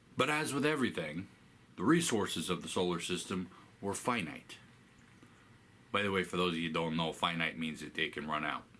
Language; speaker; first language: English; native; English